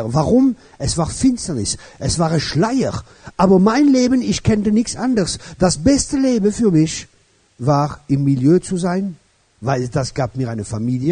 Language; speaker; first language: German; non-native, fluent; French